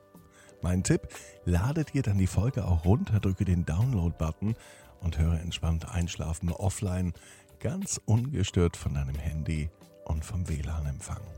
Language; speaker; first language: German; native; German